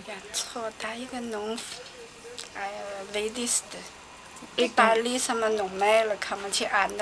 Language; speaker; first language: Danish; non-native, learner; Chinese